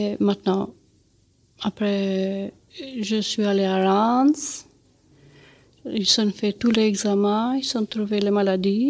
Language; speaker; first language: French; non-native, learner; Albanian